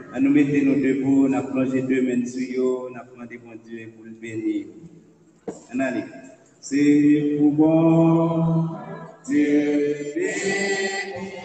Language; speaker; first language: French; non-native, local second language; Haitian Creole